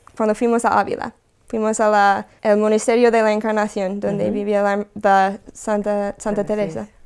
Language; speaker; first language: Spanish; non-native, fluent; English